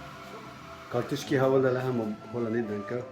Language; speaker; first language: Dutch; non-native, learner; Kurdish